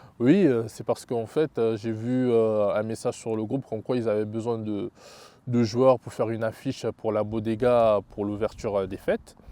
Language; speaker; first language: French; early bilingual, other home language; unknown